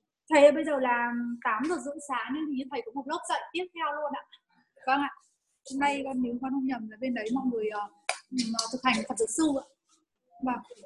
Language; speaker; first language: Vietnamese; native; Vietnamese